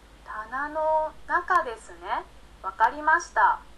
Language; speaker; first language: Japanese; non-native, learner; Indonesian